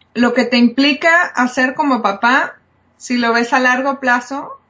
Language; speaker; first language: Spanish; native; Spanish